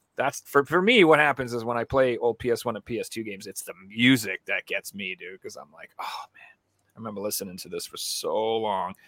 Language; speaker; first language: English; native; English